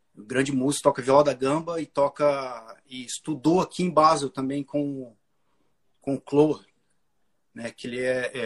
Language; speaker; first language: Portuguese; native; Portuguese